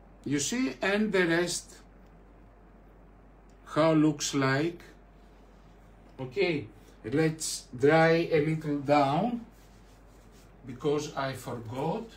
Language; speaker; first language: English; non-native, fluent; Greek